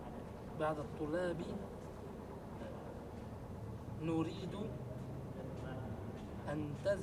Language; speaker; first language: Arabic; non-native, learner; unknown